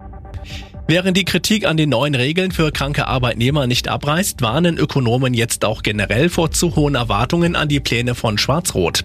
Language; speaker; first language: German; native; German